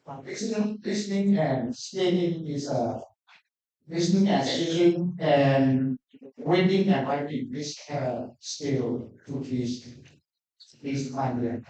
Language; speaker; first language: English; non-native, learner; Thai